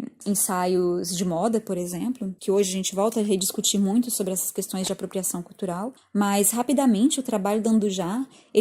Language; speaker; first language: Portuguese; native; Portuguese